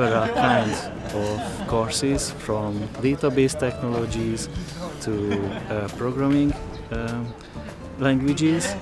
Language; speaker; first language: English; non-native, fluent; Hungarian